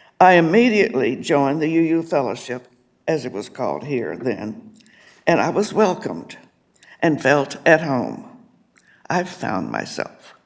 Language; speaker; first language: English; native; English